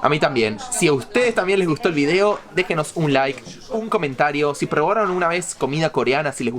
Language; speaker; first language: Spanish; native; Spanish